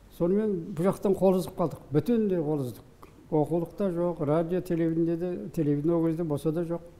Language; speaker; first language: Kazakh; native; Kazakh